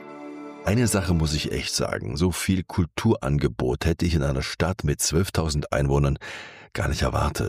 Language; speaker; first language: German; native; German